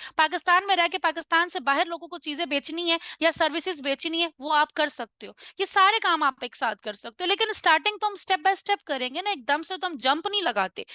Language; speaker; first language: Urdu; non-native, local second language; Punjabi